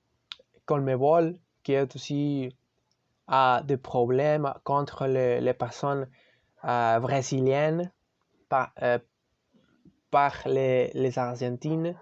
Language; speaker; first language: French; non-native, learner; Spanish